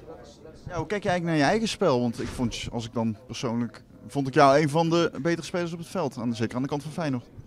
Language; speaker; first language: Dutch; native; Dutch